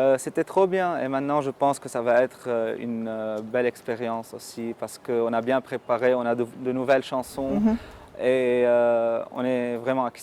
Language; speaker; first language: French; non-native, local second language; Arabic